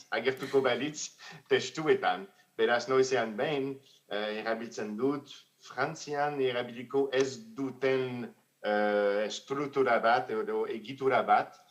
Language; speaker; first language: Basque; non-native, fluent; French